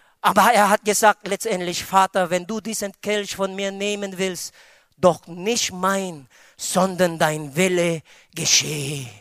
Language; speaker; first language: German; non-native, fluent; Filipino